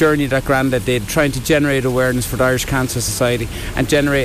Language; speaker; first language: English; native; English